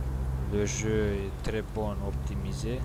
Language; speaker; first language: French; non-native, learner; Romanian